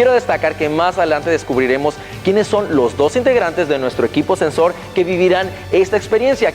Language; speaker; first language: Spanish; native; Spanish